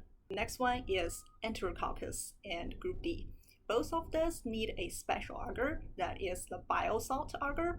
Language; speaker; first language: English; non-native, fluent; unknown